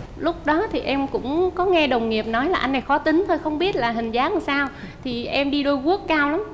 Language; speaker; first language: Vietnamese; native; Vietnamese